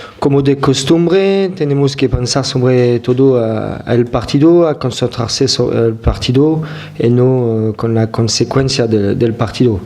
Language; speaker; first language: Spanish; non-native, fluent; French